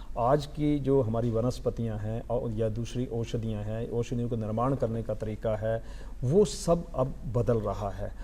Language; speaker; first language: Hindi; native; Hindi